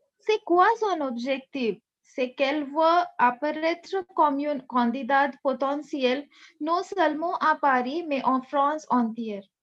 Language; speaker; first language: French; non-native, learner; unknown